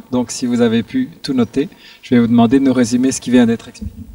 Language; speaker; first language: French; native; French